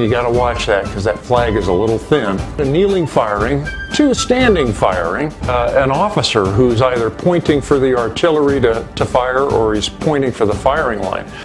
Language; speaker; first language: English; native; English